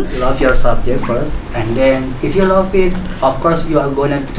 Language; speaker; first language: English; non-native, learner; Indonesian